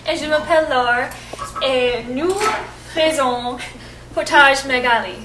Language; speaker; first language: French; non-native, learner; English